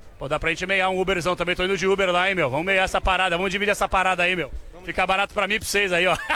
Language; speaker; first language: Portuguese; native; Portuguese